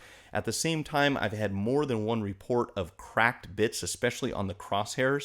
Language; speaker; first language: English; native; English